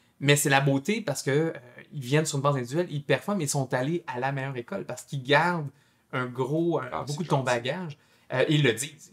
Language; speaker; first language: French; native; French